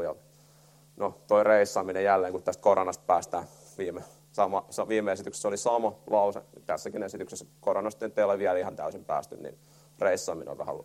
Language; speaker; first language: Finnish; native; Finnish